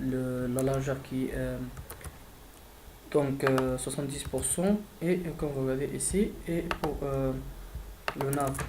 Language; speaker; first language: French; non-native, fluent; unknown